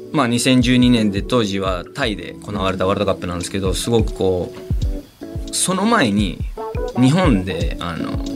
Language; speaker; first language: Japanese; non-native, fluent; Spanish